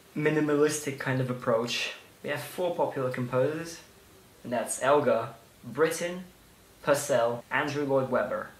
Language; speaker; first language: English; early bilingual, other home language; Russian